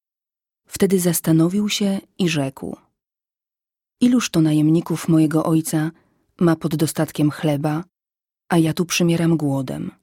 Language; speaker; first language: Polish; native; Polish